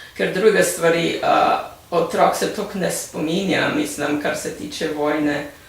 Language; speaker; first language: Slovenian; native; Slovenian